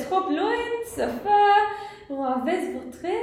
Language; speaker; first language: French; non-native, learner; English